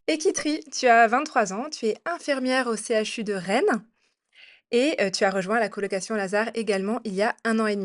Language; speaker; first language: French; native; French